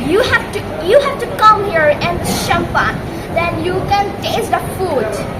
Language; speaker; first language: English; non-native, local second language; Bangla